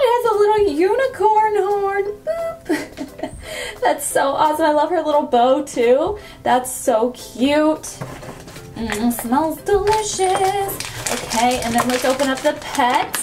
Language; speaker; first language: English; native; English